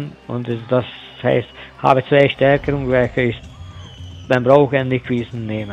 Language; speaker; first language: German; non-native, learner; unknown